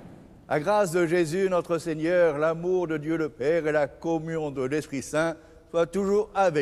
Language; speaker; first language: French; native; French